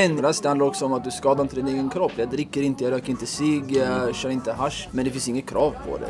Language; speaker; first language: Swedish; native; Swedish